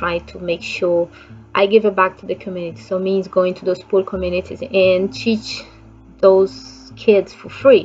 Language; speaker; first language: English; non-native, fluent; Portuguese